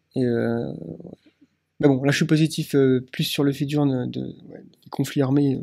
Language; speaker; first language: French; native; French